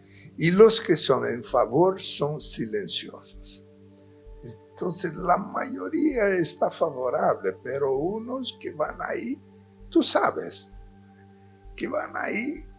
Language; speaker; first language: Spanish; non-native, fluent; Portuguese